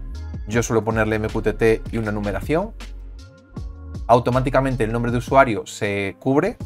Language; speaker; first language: Spanish; native; Spanish